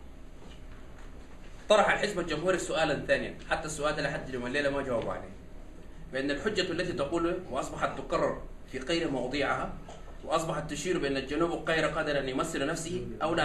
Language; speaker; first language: Arabic; non-native, local second language; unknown